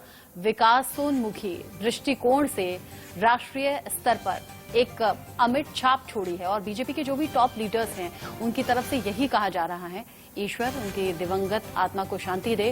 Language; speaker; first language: Hindi; native; Hindi